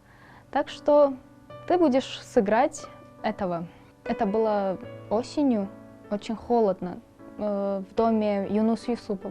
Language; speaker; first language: Russian; non-native, local second language; Tajik